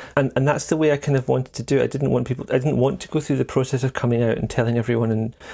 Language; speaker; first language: English; native; English